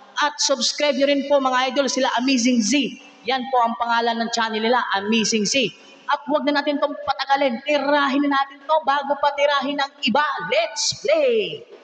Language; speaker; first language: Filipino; non-native, local second language; Cebuano